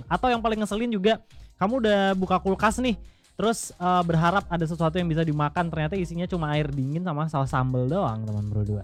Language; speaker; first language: Indonesian; native; Indonesian